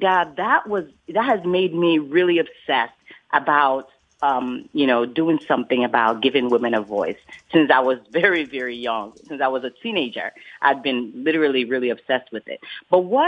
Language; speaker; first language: English; non-native, local second language; Yoruba